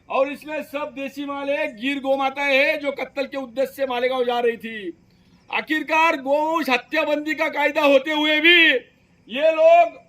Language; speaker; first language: Hindi; non-native, local second language; Marathi